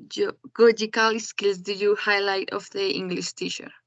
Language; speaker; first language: English; non-native, learner; Spanish